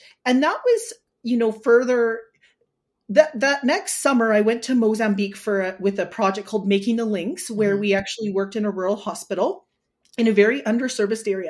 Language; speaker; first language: English; native; English